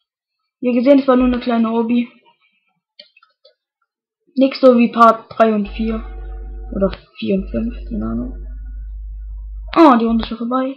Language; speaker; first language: German; native; German